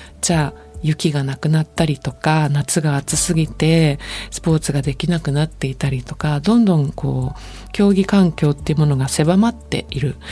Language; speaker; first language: Japanese; native; Japanese